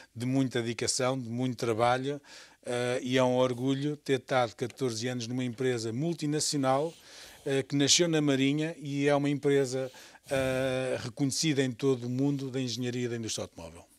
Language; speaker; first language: Portuguese; native; Portuguese